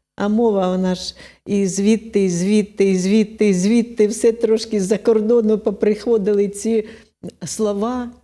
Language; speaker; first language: Ukrainian; non-native, local second language; Russian